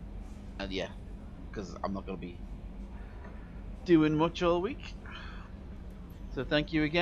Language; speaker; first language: English; native; English